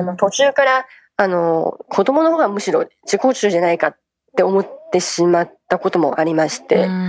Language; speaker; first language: Japanese; non-native, fluent; Chinese